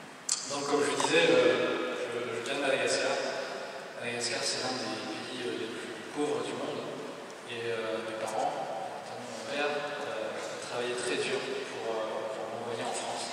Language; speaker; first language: French; non-native, local second language; Malagasy